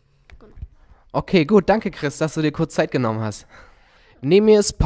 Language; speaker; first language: German; native; German